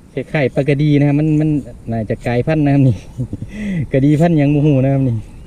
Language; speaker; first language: Thai; native; Thai